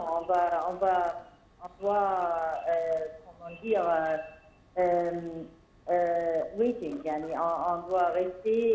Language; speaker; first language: French; non-native, fluent; Arabic